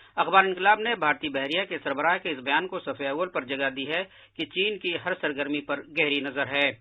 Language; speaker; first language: Urdu; native; Urdu